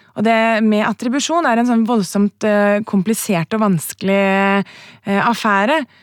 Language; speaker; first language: Norwegian; native; Norwegian